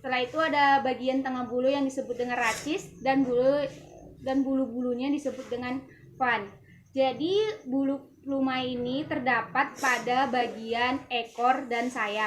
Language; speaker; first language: Indonesian; native; Indonesian